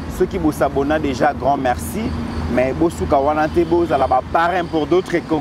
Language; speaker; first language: French; non-native, local second language; Lingala